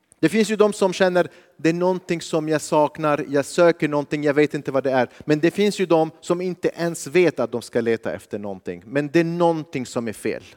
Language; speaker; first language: Swedish; non-native, fluent; Arabic